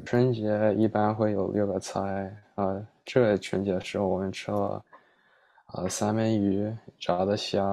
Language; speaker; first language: Chinese; early bilingual, heritage; Chinese